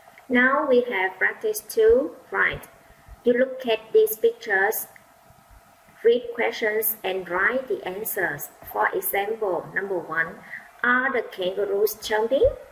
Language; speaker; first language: English; non-native, fluent; Vietnamese